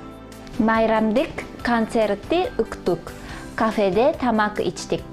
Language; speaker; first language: Kyrgyz; non-native, learner; Japanese